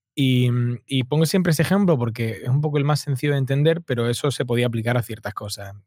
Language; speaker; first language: Spanish; native; Spanish